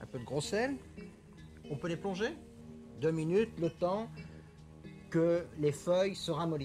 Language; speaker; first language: French; native; French